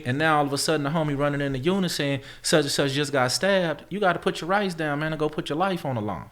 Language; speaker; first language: English; native; English